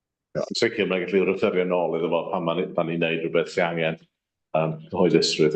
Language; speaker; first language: Welsh; native; Welsh